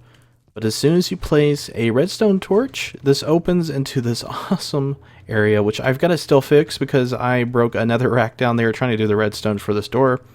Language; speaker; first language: English; native; English